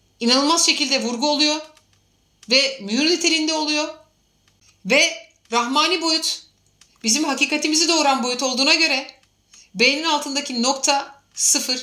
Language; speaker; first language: Turkish; native; Turkish